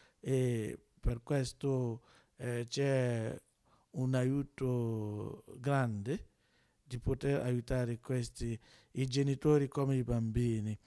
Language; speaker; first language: Italian; non-native, learner; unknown